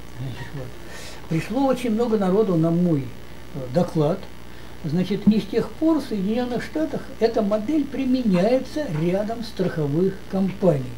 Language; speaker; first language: Russian; native; Russian